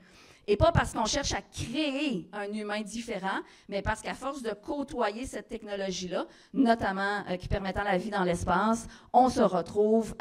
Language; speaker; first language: French; native; French